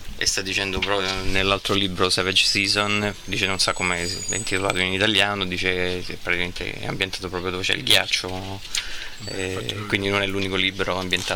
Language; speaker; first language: Italian; native; Italian